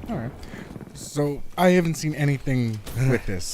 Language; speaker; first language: English; native; English